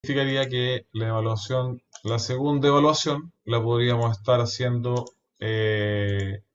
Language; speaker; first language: Spanish; native; Spanish